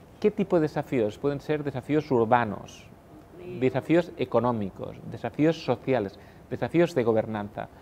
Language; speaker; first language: Spanish; non-native, local second language; Catalan